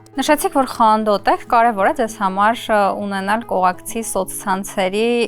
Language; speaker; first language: Armenian; native; Armenian